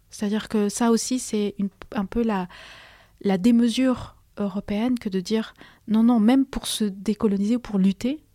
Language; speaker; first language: French; non-native, fluent; Spanish